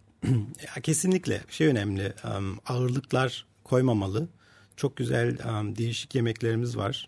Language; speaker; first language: Turkish; early bilingual, heritage; Turkish